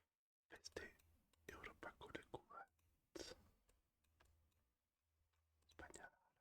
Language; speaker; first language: Basque; non-native, learner; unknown